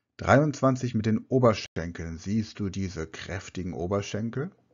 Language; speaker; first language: German; native; German